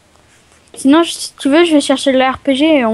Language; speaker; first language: French; native; French